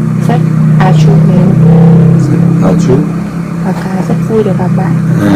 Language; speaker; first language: Vietnamese; non-native, learner; Korean